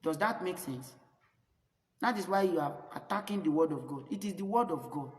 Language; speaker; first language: English; non-native, local second language; Yoruba